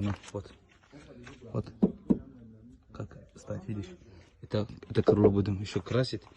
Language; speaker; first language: Russian; non-native, learner; Georgian